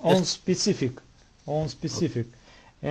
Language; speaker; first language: English; non-native, learner; Russian